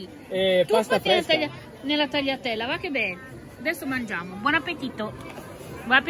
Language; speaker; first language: Italian; native; Italian